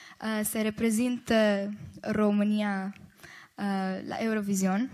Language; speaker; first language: Romanian; early bilingual, heritage; Romanian